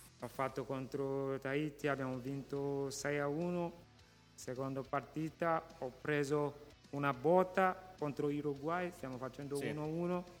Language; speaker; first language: Italian; non-native, local second language; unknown